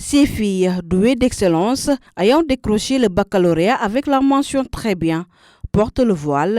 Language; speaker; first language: French; native; French